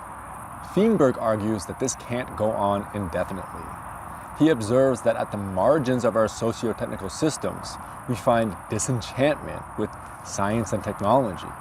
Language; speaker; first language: English; native; English